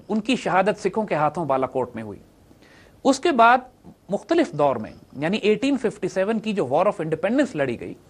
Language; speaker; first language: Urdu; native; Urdu